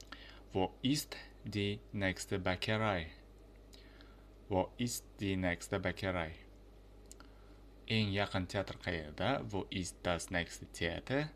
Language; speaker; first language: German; non-native, fluent; Uzbek